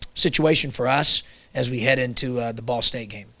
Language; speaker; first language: English; native; English